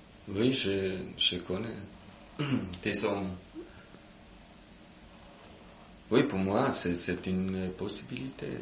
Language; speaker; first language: French; non-native, local second language; German